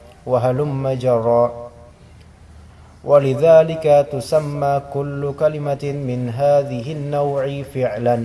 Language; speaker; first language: Arabic; non-native, learner; Indonesian